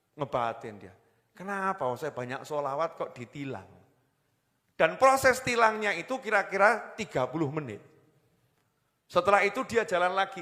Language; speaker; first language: Indonesian; native; Indonesian